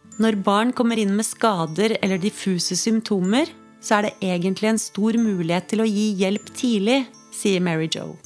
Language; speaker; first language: Norwegian; native; Norwegian